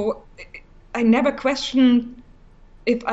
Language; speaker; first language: English; non-native, fluent; German